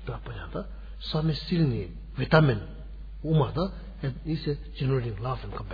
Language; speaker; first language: Russian; non-native, learner; Tibetan